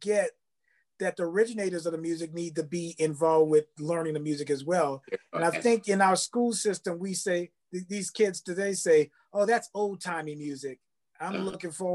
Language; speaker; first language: English; native; English